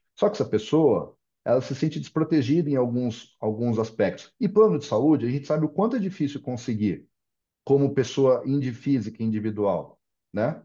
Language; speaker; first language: Portuguese; native; Portuguese